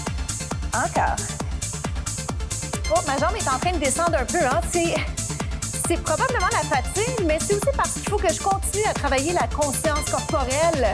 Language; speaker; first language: French; native; French